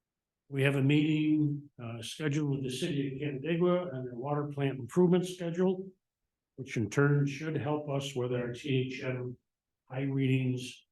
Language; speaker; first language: English; native; English